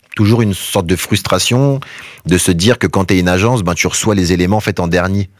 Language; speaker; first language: French; native; French